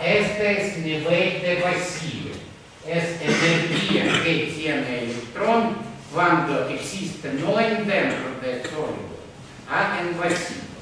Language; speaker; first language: Spanish; non-native, fluent; Russian